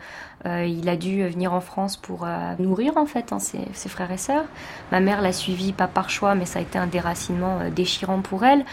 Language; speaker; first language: French; early bilingual, other home language; Tamil